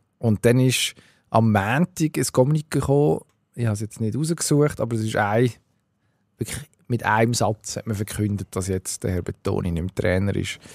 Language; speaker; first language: German; native; German